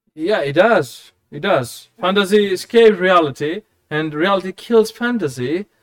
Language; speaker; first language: English; non-native, fluent; Greek